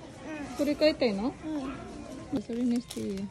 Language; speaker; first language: Japanese; non-native, fluent; Cebuano